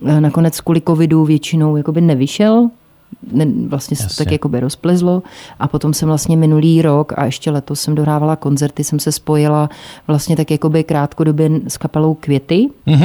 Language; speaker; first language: Czech; native; Czech